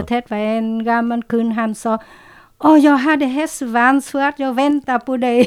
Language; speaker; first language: Swedish; non-native, learner; Vietnamese